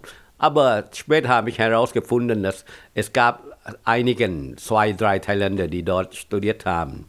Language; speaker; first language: German; non-native, fluent; Thai